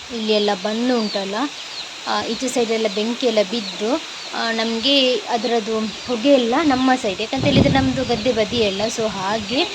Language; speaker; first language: Kannada; non-native, local second language; Tulu